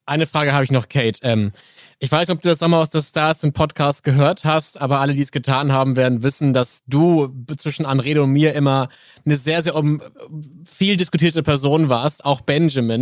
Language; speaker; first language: German; native; German